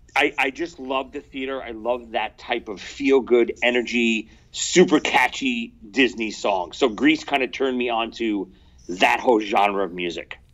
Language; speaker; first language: English; native; English